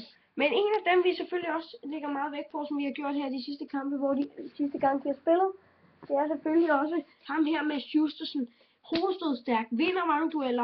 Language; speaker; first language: Danish; native; Danish